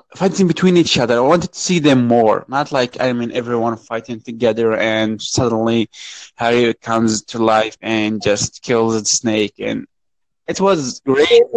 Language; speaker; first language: English; non-native, fluent; Arabic